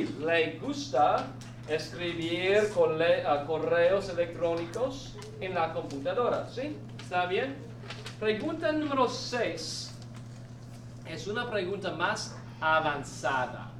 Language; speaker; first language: Spanish; non-native, fluent; English